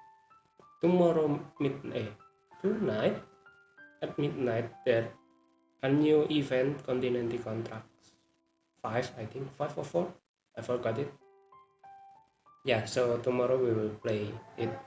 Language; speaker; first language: English; non-native, learner; Indonesian